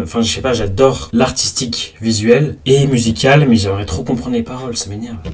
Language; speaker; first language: French; native; French